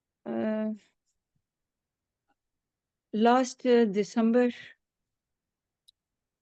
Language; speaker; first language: English; non-native, learner; Urdu